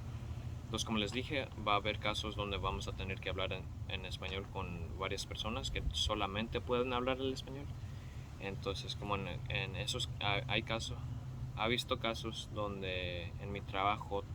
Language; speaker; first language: Spanish; early bilingual, heritage; Spanish